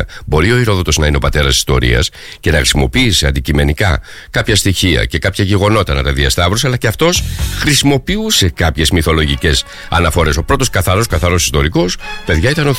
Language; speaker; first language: Greek; native; Greek